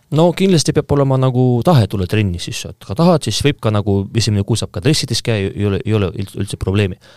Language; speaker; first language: Estonian; non-native, local second language; Russian